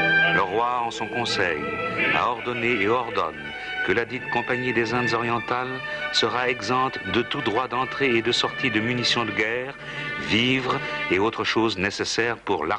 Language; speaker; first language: French; native; French